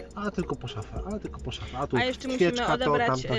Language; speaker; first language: Polish; native; Polish